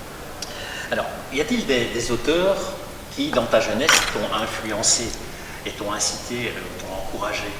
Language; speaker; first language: French; native; French